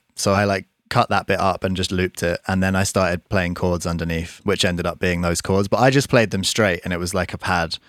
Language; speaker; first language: English; native; English